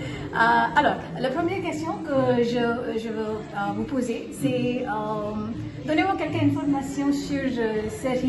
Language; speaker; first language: French; non-native, learner; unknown